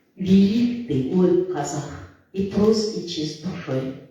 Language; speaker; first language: Russian; non-native, local second language; Kazakh